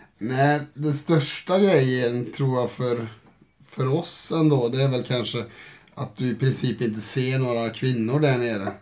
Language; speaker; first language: Swedish; native; Swedish